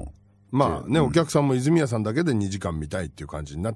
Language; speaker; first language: Japanese; native; Japanese